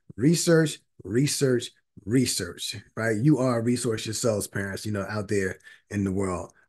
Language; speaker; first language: English; native; English